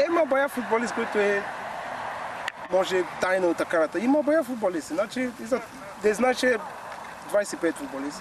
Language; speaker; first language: Bulgarian; non-native, learner; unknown